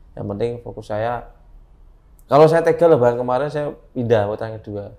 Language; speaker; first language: Indonesian; native; Indonesian